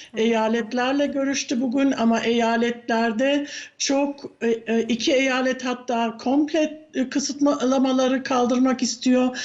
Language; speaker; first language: Turkish; early bilingual, heritage; Turkish